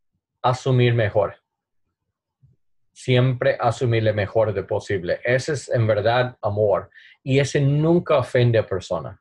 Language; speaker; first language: Spanish; non-native, learner; English